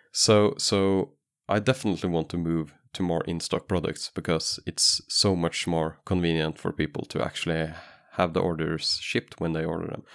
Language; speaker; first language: English; non-native, fluent; Norwegian